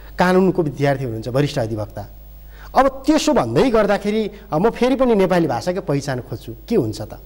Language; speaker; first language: Nepali; native; Nepali